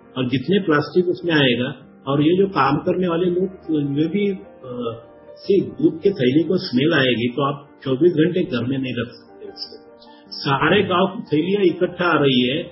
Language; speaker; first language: Hindi; non-native, local second language; Marathi